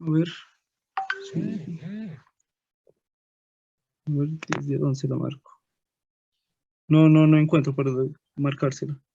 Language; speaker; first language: Spanish; native; Spanish